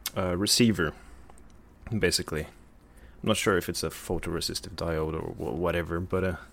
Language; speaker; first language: English; non-native, fluent; Norwegian